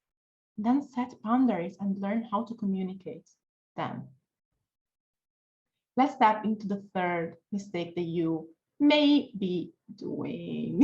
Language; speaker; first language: English; non-native, fluent; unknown